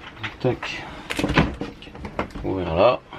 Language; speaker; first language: French; native; French